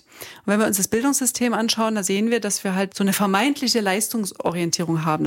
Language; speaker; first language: German; native; German